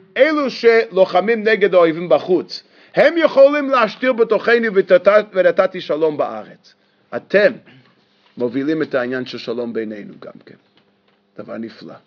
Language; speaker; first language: Hebrew; non-native, fluent; English